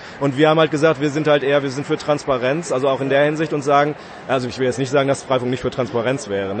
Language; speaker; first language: German; native; German